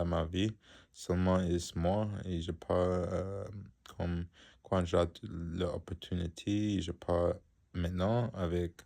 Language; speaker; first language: French; non-native, learner; English